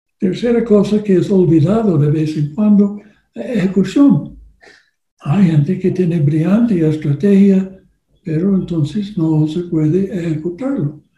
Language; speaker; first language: Spanish; non-native, learner; English